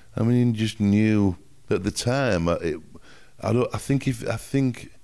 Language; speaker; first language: English; native; English